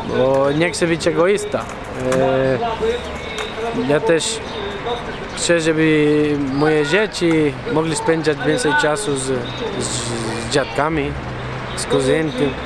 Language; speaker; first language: Polish; non-native, learner; Spanish